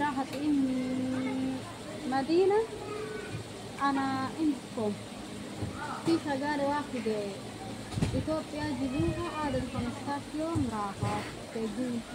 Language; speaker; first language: Arabic; non-native, learner; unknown